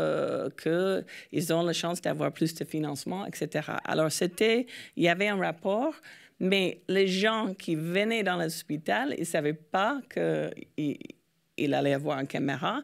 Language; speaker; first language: French; non-native, fluent; English